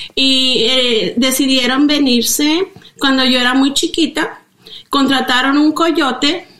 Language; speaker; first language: Spanish; early bilingual, heritage; Spanish